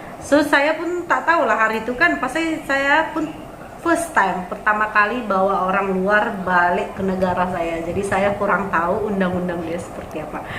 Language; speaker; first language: Indonesian; native; Indonesian